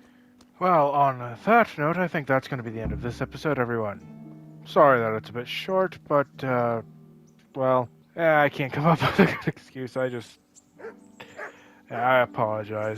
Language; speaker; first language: English; native; English